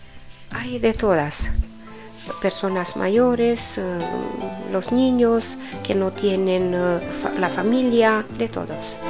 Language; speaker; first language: Spanish; non-native, learner; Romanian